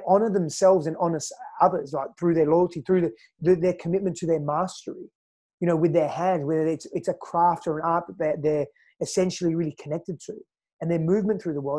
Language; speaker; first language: English; native; English